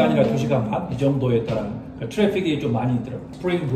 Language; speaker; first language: Korean; native; Korean